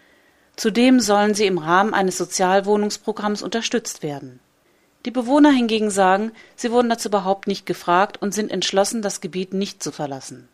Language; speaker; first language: German; native; German